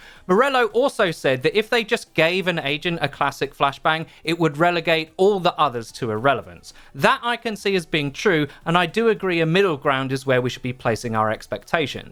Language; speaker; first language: English; native; English